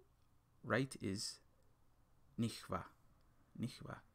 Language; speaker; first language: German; non-native, learner; English